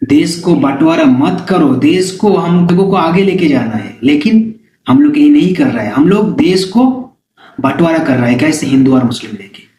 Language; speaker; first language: Hindi; non-native, local second language; Bangla